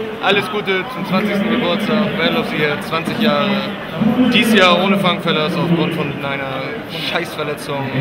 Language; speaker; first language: German; native; German